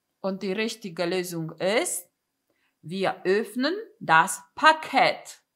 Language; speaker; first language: German; non-native, fluent; Polish